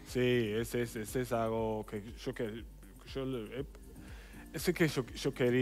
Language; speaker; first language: Spanish; non-native, learner; English